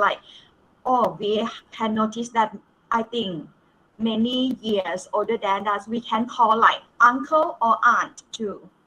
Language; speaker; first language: English; non-native, fluent; Thai